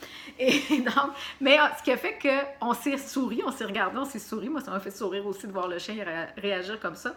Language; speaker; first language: French; native; French